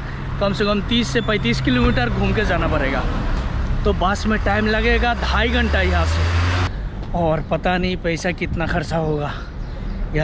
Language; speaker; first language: Hindi; non-native, local second language; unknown